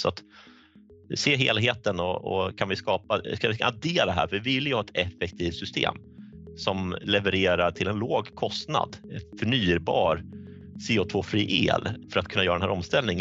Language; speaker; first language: Swedish; native; Swedish